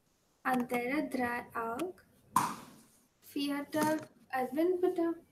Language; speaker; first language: German; non-native, learner; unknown